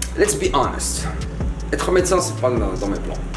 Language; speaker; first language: French; non-native, local second language; Arabic